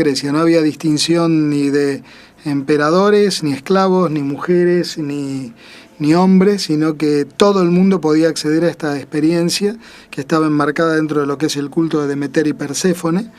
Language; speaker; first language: Spanish; native; Spanish